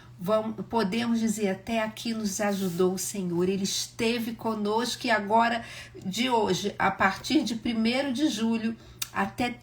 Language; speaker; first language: Portuguese; native; Portuguese